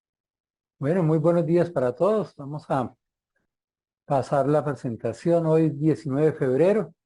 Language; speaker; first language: Spanish; native; Spanish